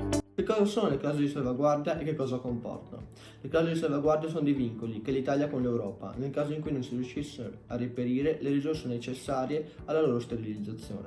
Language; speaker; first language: Italian; native; Italian